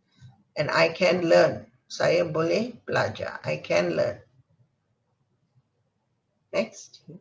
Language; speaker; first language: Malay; non-native, local second language; Tamil